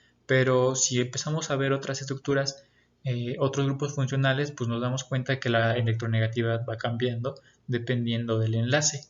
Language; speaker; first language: Spanish; native; Spanish